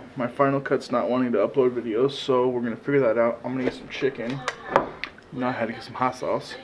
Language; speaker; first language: English; native; English